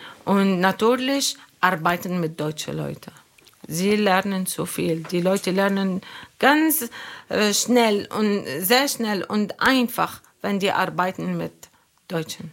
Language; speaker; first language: German; non-native, learner; Arabic